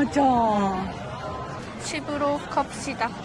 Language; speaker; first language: Korean; non-native, fluent; Japanese